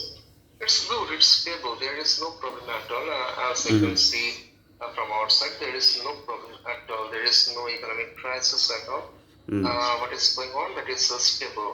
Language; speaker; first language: English; non-native, local second language; Bangla